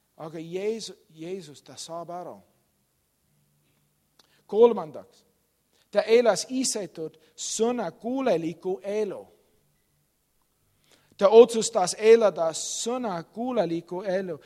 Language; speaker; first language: Estonian; non-native, learner; English